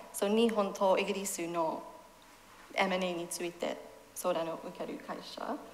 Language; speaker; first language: Japanese; non-native, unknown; English